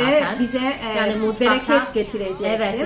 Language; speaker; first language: Turkish; non-native, fluent; Chinese